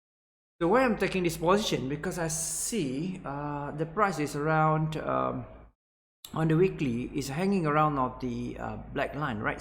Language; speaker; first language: English; non-native, local second language; Malay